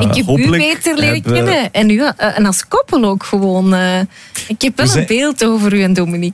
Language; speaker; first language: Dutch; native; Dutch